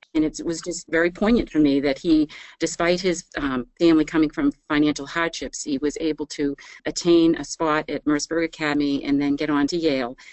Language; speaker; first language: English; native; English